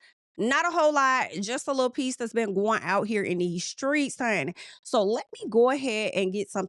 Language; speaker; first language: English; native; English